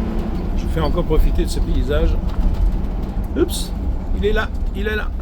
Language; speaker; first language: French; native; French